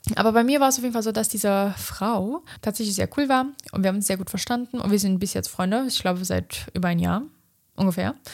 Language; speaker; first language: German; non-native, fluent; Romanian